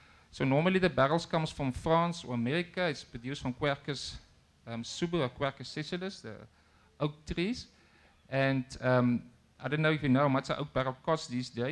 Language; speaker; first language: English; non-native, local second language; Afrikaans